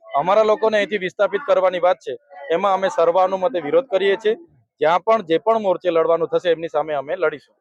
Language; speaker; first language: Gujarati; non-native, local second language; Bhili